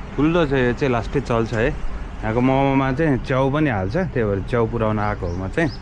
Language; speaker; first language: Nepali; native; Nepali